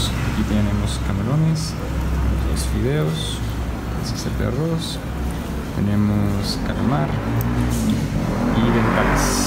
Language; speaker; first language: Spanish; non-native, learner; English